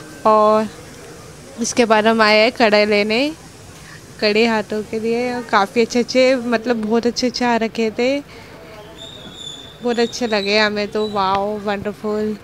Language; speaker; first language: Hindi; native; Hindi